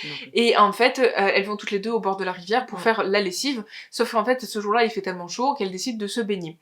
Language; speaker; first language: French; native; French